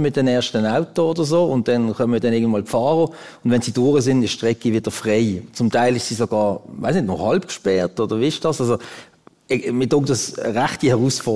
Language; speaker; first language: German; native; German